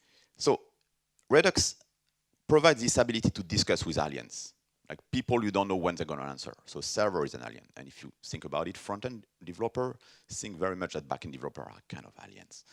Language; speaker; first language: English; non-native, fluent; French